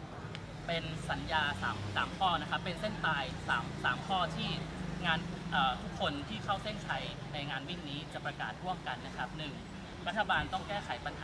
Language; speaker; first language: Thai; native; Thai